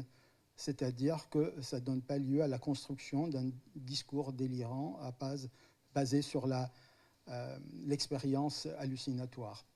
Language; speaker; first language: French; native; French